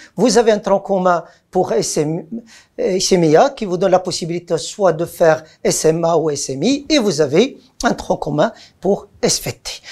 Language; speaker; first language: French; non-native, local second language; Arabic